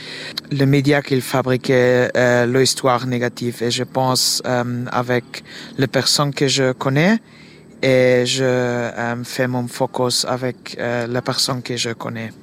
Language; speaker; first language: French; non-native, learner; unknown